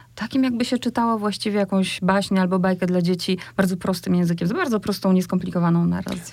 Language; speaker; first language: Polish; native; Polish